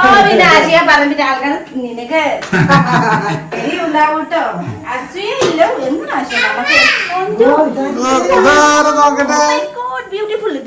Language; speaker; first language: Malayalam; non-native, fluent; Nepali